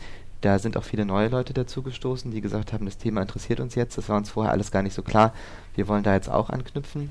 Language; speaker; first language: German; native; German